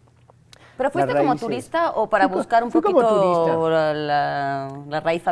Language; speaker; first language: Spanish; native; Spanish